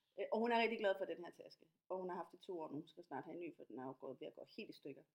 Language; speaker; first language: Danish; non-native, fluent; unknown